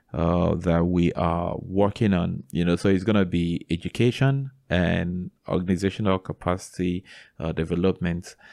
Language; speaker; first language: English; non-native, local second language; Igbo